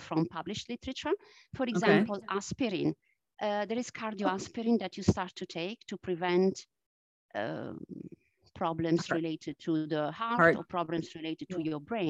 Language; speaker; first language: English; non-native, fluent; Italian